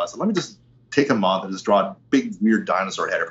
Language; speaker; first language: English; native; English